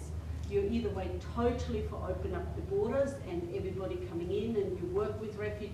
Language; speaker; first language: English; non-native, fluent; German